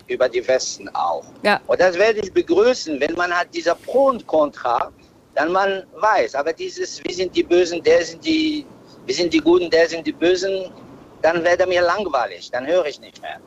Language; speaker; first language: German; non-native, learner; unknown